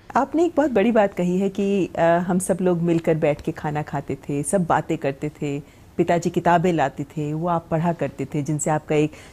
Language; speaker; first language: Hindi; native; Hindi